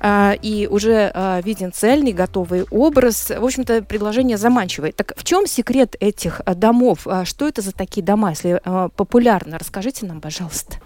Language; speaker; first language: Russian; native; Russian